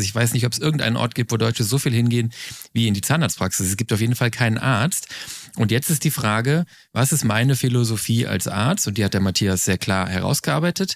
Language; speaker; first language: German; native; German